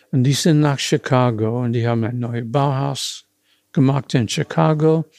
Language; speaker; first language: German; non-native, fluent; English